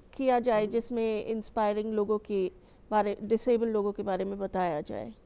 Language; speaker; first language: Hindi; native; Hindi